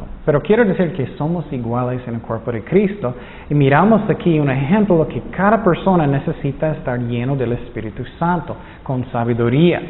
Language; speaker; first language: Spanish; non-native, fluent; English